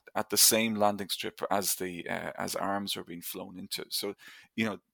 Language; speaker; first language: English; native; English